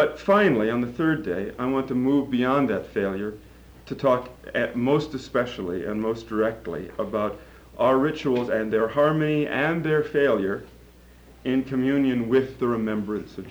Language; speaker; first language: English; native; English